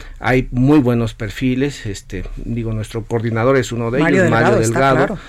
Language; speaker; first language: Spanish; native; Spanish